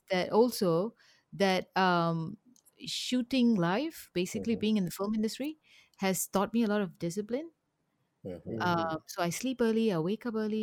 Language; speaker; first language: English; native; English